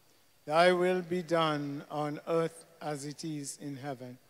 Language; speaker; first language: English; native; English